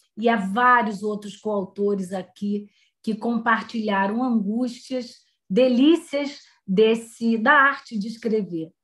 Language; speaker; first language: Portuguese; native; Portuguese